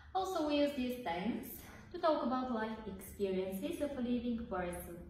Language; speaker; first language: English; non-native, fluent; Bulgarian